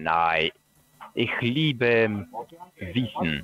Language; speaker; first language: German; non-native, learner; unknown